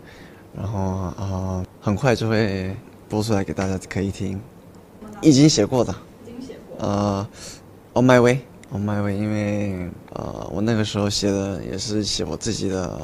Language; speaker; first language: Chinese; early bilingual, heritage; Chinese